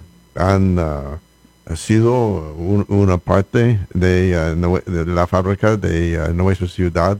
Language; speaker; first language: Spanish; non-native, learner; English